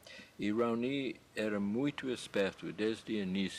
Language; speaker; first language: Portuguese; non-native, fluent; English